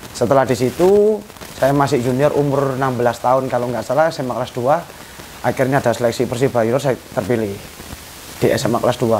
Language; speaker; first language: Indonesian; non-native, local second language; Javanese